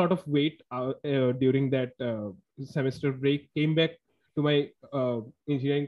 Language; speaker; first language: English; non-native, local second language; Assamese